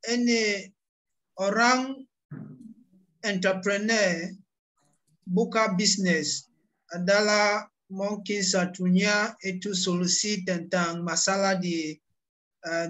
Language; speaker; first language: Indonesian; non-native, learner; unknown